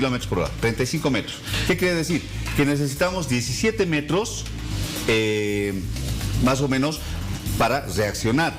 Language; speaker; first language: Spanish; native; Spanish